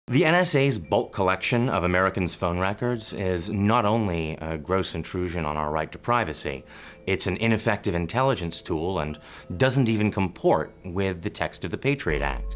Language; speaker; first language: English; native; English